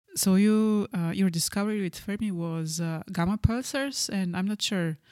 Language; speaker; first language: English; non-native, fluent; Slovenian